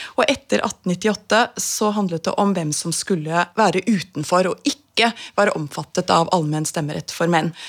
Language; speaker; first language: Norwegian; native; Norwegian